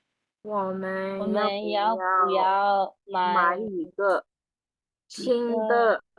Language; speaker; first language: Chinese; non-native, learner; Burmese